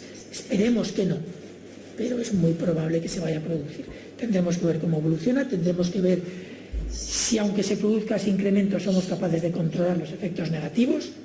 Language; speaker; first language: Spanish; native; Spanish